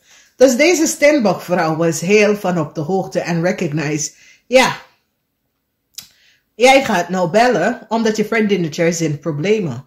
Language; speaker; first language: Dutch; non-native, learner; English